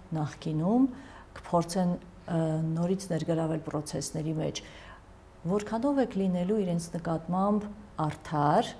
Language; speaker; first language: Armenian; native; Armenian